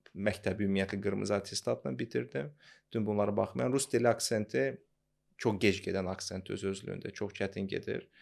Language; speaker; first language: Azerbaijani; non-native, local second language; Russian